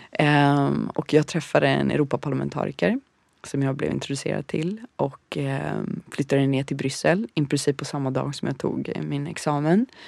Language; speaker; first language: Swedish; early bilingual, other home language; Bosnian